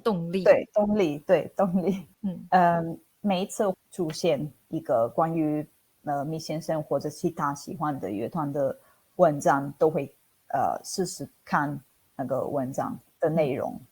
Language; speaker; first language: Chinese; non-native, fluent; Italian